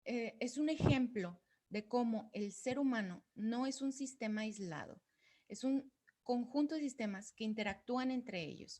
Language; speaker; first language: Spanish; native; Spanish